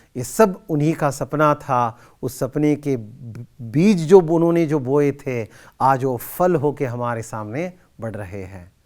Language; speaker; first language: Hindi; non-native, local second language; Kannada